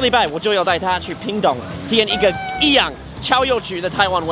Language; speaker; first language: Chinese; non-native, fluent; English